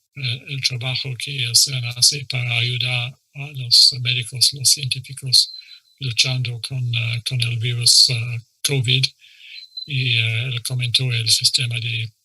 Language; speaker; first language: Spanish; non-native, fluent; English